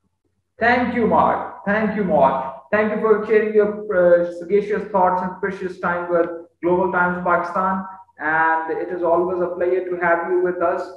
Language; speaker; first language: English; non-native, local second language; Urdu